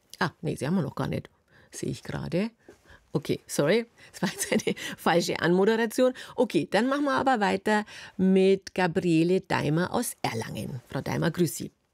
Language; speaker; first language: German; native; German